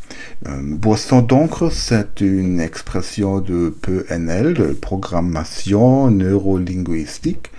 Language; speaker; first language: French; non-native, learner; German